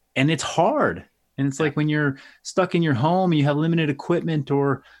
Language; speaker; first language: English; native; English